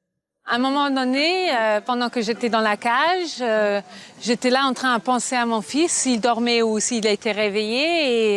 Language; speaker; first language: French; non-native, fluent; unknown